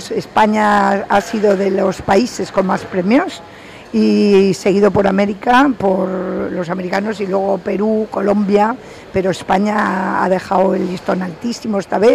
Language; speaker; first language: Spanish; native; Spanish